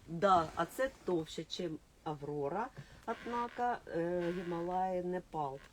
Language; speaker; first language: Ukrainian; non-native, local second language; Russian